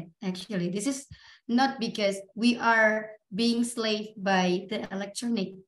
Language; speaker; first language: English; non-native, fluent; Indonesian